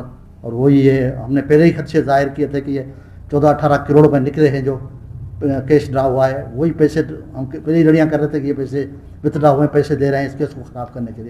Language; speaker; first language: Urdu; non-native, local second language; Sindhi